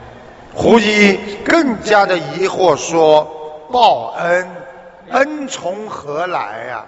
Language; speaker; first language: Chinese; native; Chinese